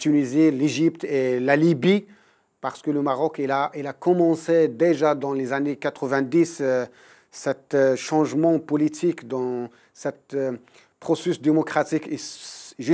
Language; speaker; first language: French; non-native, local second language; Arabic